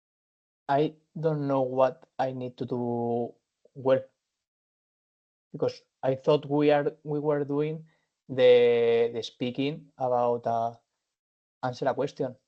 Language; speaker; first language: English; non-native, learner; Spanish